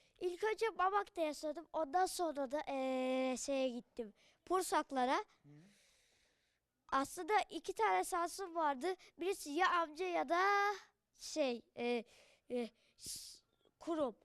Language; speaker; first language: Turkish; early bilingual, other home language; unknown